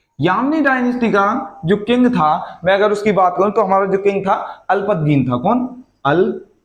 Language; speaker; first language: Hindi; native; Hindi